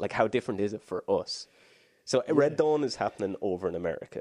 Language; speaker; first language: English; native; English